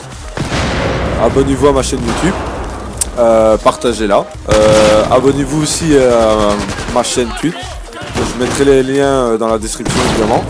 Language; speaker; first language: French; native; French